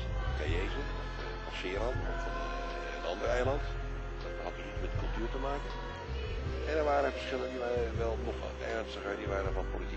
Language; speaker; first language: Dutch; native; Dutch